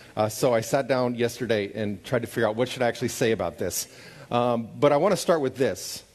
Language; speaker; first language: English; native; English